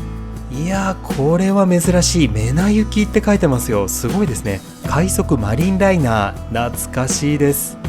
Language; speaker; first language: Japanese; native; Japanese